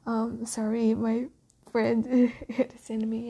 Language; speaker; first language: English; non-native, learner; Portuguese